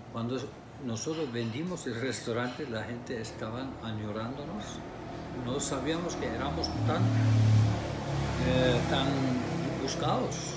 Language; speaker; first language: Spanish; non-native, fluent; Turkish